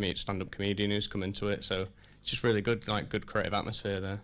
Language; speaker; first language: English; native; English